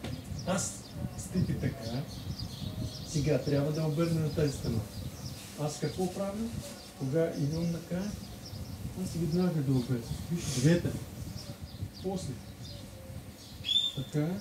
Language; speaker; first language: Bulgarian; non-native, learner; Russian